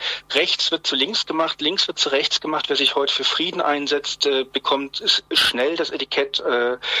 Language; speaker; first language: German; native; German